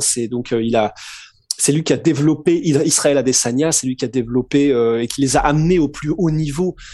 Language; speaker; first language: French; native; French